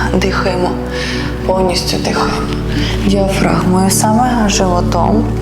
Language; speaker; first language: Ukrainian; native; Ukrainian